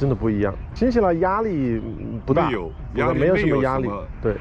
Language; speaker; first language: Chinese; non-native, fluent; English